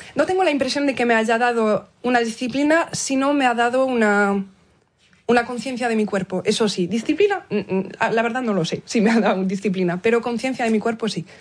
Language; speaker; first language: Spanish; early bilingual, heritage; Spanish